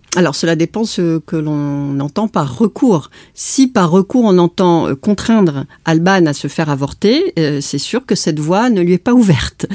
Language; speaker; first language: French; native; French